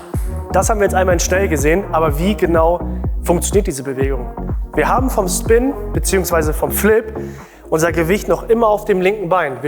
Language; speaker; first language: German; native; German